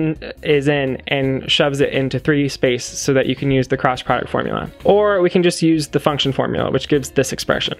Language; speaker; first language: English; native; English